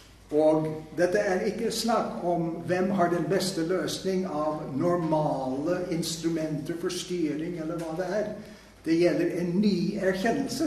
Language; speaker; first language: Norwegian; non-native, fluent; English